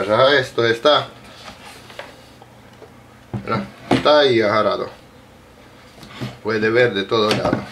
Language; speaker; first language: Spanish; non-native, learner; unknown